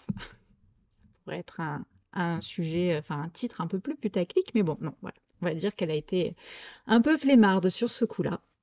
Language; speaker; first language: French; native; French